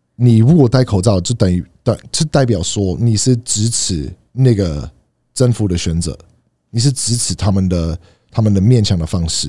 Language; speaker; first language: Chinese; non-native, fluent; English